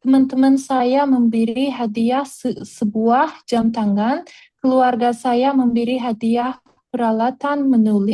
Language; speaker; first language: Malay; non-native, learner; Turkish